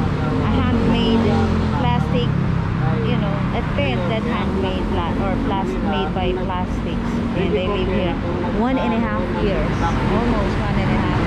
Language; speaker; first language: English; non-native, local second language; Filipino